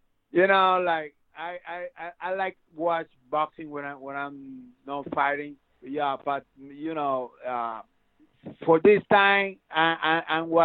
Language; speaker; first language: English; non-native, learner; Spanish